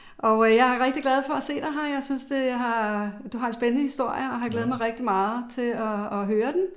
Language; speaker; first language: Danish; native; Danish